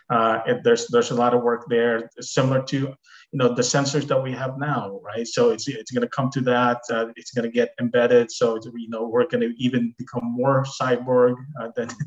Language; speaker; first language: English; non-native, local second language; Filipino